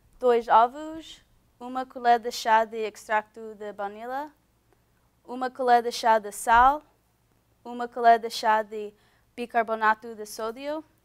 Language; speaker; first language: Portuguese; non-native, learner; English